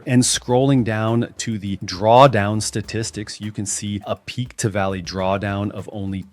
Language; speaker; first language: English; native; English